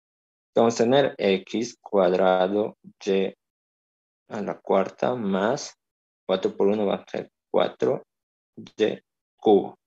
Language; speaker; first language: Spanish; native; Spanish